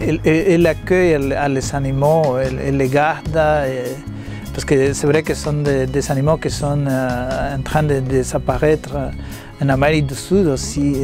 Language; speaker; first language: French; non-native, learner; Spanish